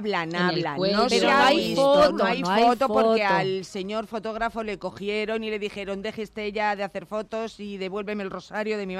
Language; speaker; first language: Spanish; native; Spanish